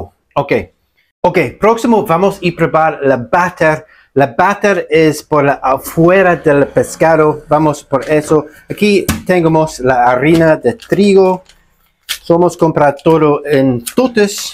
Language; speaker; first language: Spanish; non-native, learner; English